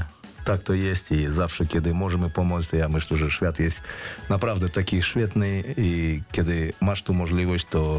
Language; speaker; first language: Polish; non-native, fluent; Russian